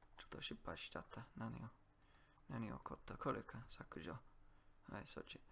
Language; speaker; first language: Japanese; non-native, learner; Polish